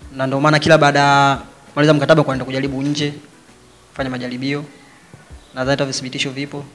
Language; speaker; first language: Swahili; native; Swahili